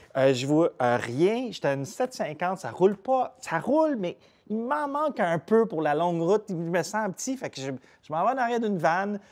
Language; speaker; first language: French; native; French